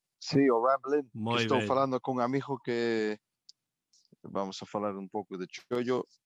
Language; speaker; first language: Galician; non-native, local second language; Spanish